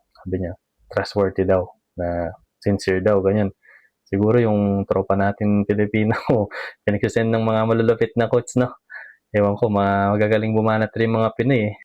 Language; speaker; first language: Filipino; native; Filipino